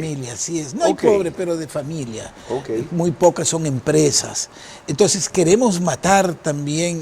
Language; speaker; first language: Spanish; native; Spanish